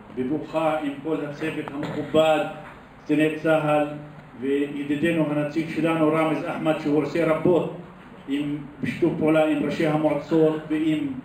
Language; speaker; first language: Hebrew; non-native, local second language; Arabic